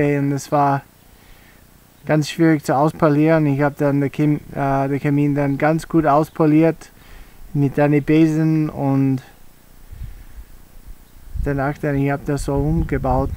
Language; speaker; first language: German; early bilingual, heritage; English